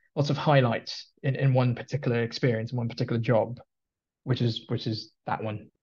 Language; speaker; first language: English; early bilingual, other home language; Filipino